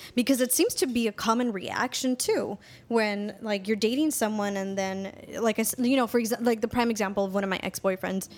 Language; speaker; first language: English; native; English